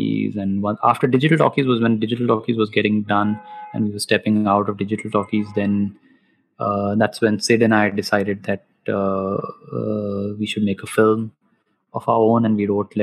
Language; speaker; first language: English; non-native, local second language; Hindi